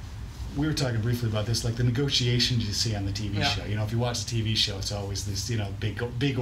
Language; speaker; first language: English; native; English